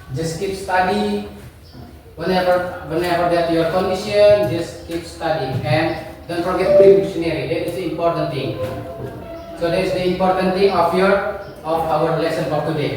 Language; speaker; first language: English; non-native, learner; Indonesian